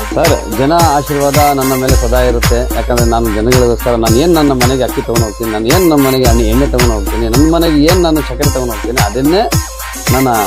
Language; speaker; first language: Kannada; non-native, local second language; Urdu